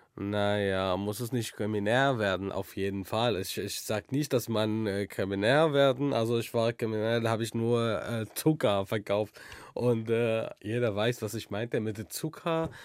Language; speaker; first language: German; non-native, learner; Arabic